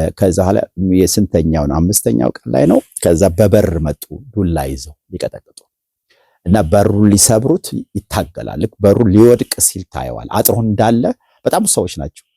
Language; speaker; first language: Amharic; native; Amharic